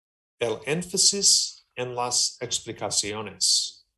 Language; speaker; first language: Spanish; non-native, learner; English